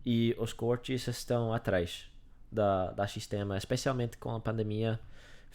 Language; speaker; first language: Portuguese; non-native, fluent; English